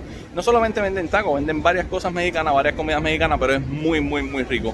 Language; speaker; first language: Spanish; native; Spanish